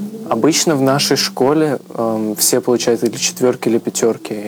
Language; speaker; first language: Russian; early bilingual, heritage; Russian